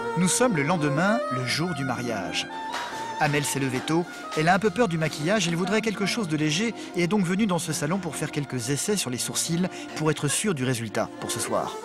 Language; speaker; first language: French; native; French